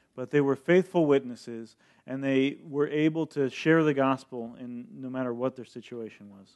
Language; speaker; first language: English; early bilingual, other home language; Spanish